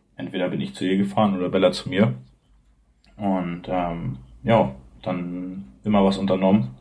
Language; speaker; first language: German; native; German